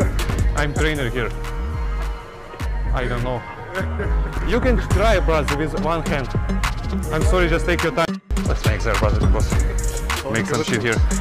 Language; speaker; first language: English; non-native, learner; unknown